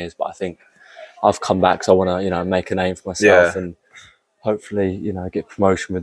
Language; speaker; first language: English; native; English